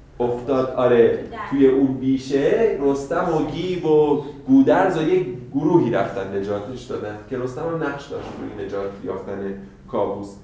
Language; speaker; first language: Persian; native; Persian